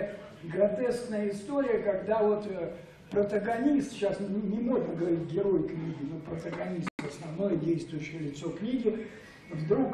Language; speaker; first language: Russian; native; Russian